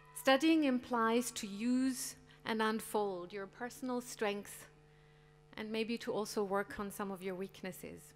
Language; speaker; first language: English; non-native, fluent; German